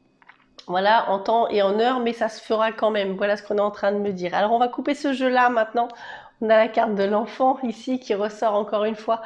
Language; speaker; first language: French; native; French